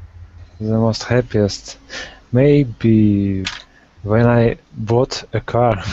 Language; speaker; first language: English; non-native, learner; Russian